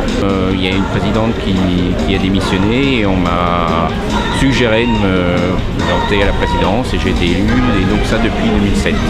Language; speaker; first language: French; native; French